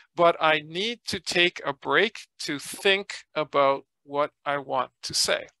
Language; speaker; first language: English; native; English